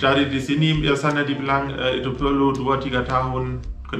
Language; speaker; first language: Indonesian; non-native, fluent; German